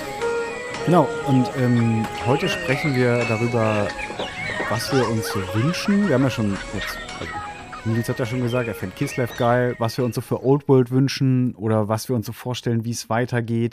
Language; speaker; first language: German; native; German